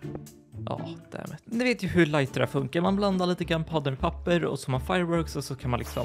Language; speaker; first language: Swedish; native; Swedish